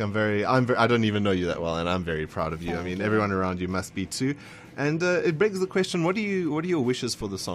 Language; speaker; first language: English; non-native, local second language; Afrikaans